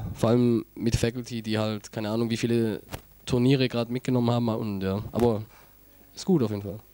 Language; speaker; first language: German; native; German